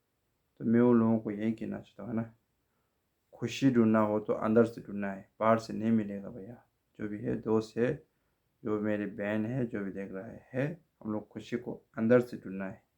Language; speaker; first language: Hindi; non-native, local second language; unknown